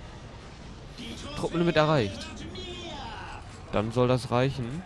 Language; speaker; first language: German; native; German